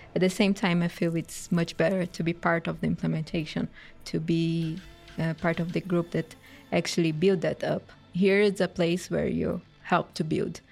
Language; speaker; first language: English; non-native, fluent; Portuguese